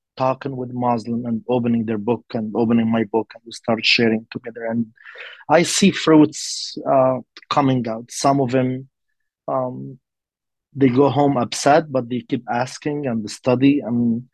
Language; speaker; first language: English; non-native, learner; Arabic